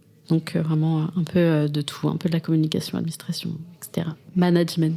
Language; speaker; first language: French; native; French